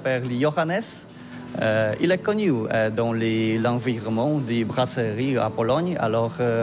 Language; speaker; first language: French; non-native, learner; Polish